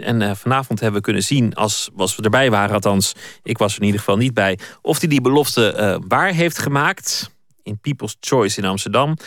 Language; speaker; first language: Dutch; native; Dutch